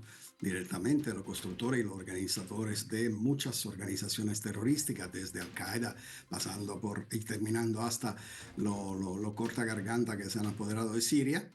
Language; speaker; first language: Spanish; non-native, fluent; Italian